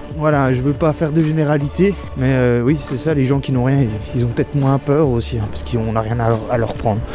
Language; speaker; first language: French; native; French